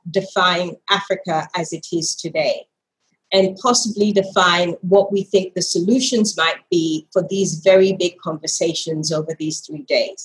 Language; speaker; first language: English; non-native, local second language; Ga